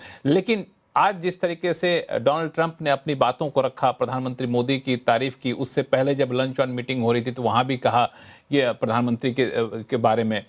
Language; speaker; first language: Hindi; native; Hindi